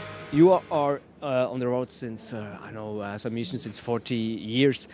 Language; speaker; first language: English; non-native, learner; Swiss German